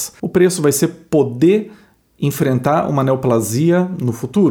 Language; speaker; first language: Portuguese; native; Portuguese